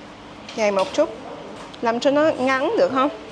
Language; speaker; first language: Vietnamese; early bilingual, heritage; Vietnamese